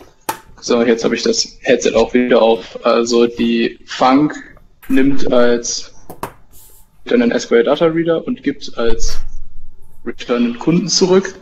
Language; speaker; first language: German; native; German